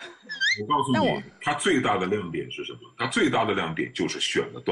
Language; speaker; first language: Chinese; native; Chinese